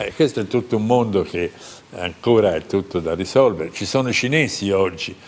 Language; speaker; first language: Italian; native; Italian